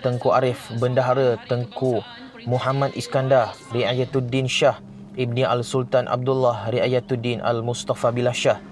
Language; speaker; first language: Malay; native; Malay